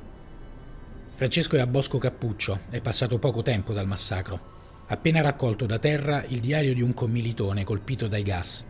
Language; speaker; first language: Italian; native; Italian